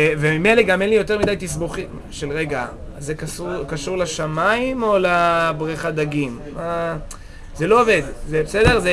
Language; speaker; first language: Hebrew; native; Hebrew